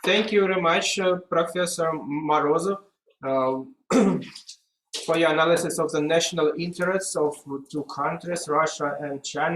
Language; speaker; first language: English; non-native, fluent; Russian